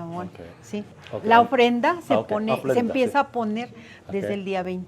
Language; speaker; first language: Spanish; native; Spanish